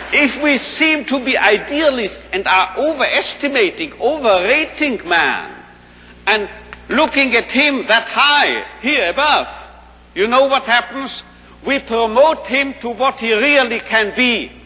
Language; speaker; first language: English; non-native, fluent; German